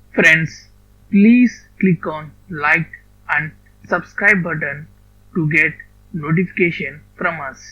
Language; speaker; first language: English; non-native, local second language; Telugu